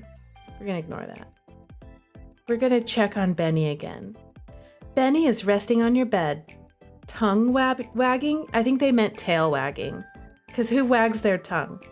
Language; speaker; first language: English; native; English